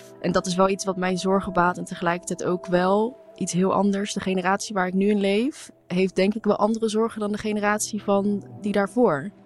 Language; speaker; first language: Dutch; native; Dutch